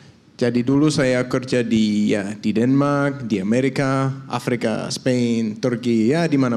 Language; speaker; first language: Indonesian; non-native, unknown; Danish